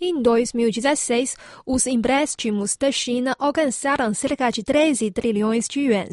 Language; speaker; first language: Portuguese; non-native, fluent; Chinese